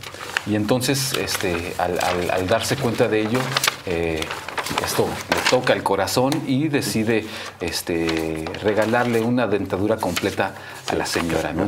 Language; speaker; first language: Spanish; native; Spanish